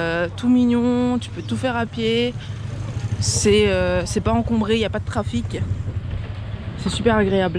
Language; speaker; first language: French; native; French